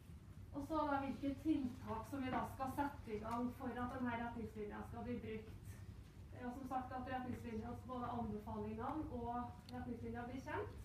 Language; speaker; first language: Norwegian; native; Norwegian